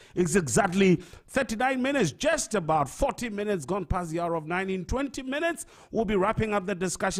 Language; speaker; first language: English; non-native, local second language; Akan